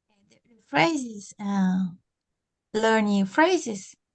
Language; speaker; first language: English; non-native, learner; Portuguese